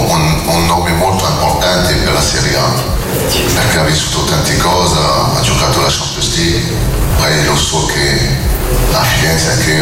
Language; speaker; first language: Italian; non-native, learner; French